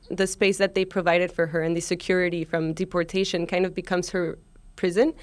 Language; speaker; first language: English; non-native, fluent; Spanish